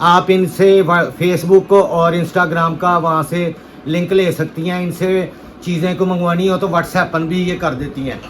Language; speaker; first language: Urdu; non-native, local second language; Punjabi